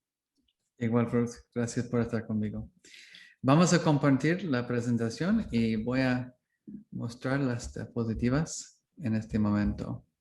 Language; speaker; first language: Spanish; non-native, learner; English